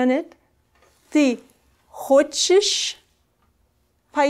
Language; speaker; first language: Russian; non-native, fluent; English